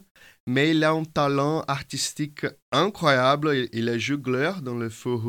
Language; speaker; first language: French; non-native, fluent; Portuguese